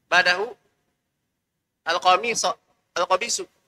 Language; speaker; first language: Arabic; non-native, fluent; Indonesian